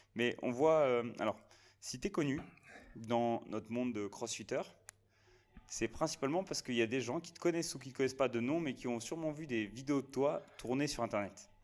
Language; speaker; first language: French; native; French